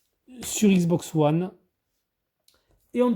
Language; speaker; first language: French; native; French